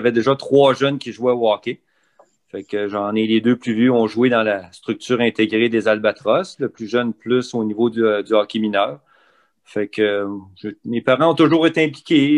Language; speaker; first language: French; native; French